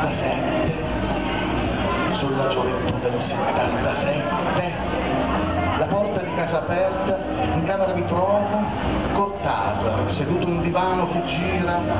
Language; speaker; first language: Italian; native; Italian